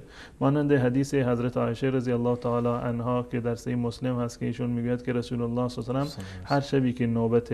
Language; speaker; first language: Persian; native; Persian